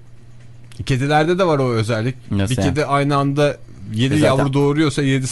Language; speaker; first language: Turkish; native; Turkish